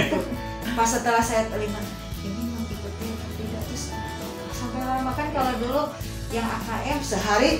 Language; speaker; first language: Indonesian; non-native, local second language; Sundanese